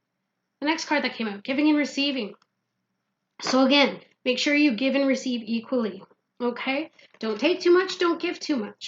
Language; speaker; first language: English; native; English